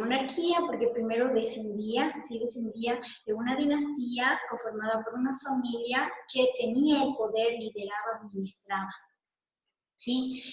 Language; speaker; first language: Spanish; native; Spanish